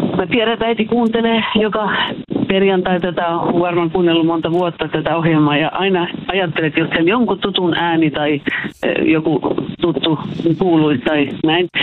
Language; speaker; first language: Finnish; early bilingual, heritage; Finnish